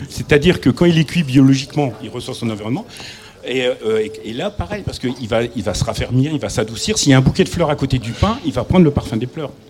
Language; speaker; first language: French; native; French